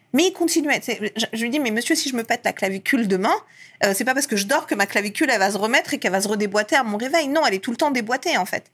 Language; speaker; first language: French; early bilingual, other home language; Persian